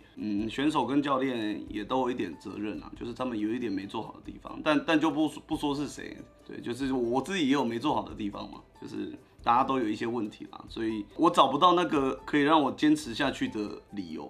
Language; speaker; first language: Chinese; native; Chinese